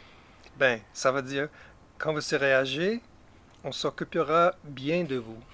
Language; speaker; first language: French; non-native, fluent; English